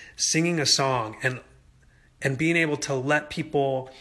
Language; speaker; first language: English; native; English